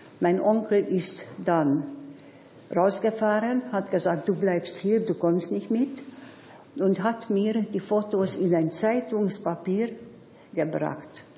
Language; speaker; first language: German; non-native, fluent; Hungarian